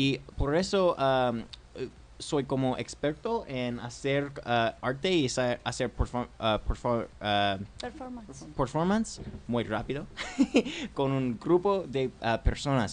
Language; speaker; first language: Spanish; non-native, learner; English